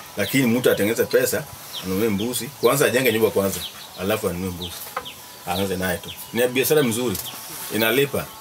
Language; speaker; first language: Swahili; non-native, local second language; Luo (Kenya and Tanzania)